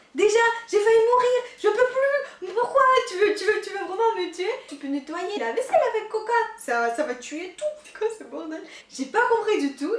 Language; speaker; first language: French; non-native, fluent; Russian